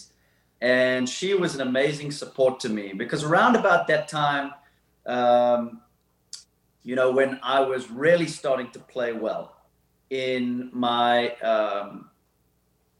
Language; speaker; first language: English; native; English